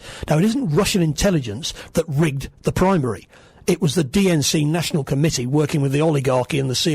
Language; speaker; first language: English; native; English